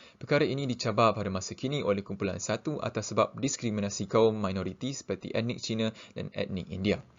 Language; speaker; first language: Malay; native; Malay